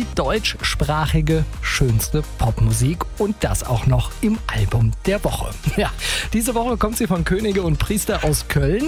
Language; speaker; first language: German; native; German